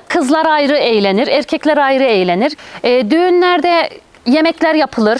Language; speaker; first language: Turkish; native; Turkish